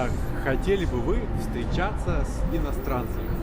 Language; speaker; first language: Russian; native; Russian